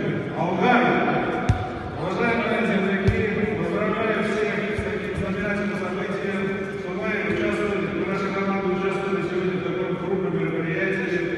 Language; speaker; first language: Russian; non-native, local second language; Tatar